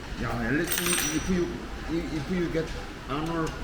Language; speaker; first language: English; non-native, learner; Korean